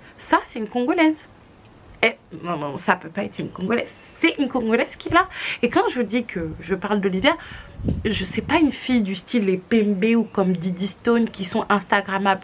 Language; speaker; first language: French; native; French